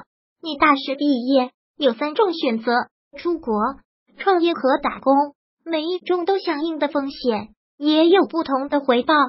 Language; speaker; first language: Chinese; native; Chinese